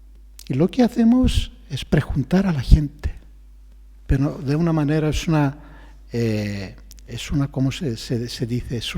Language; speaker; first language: Spanish; non-native, fluent; Greek